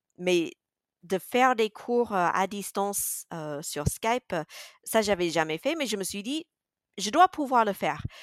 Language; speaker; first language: French; non-native, fluent; English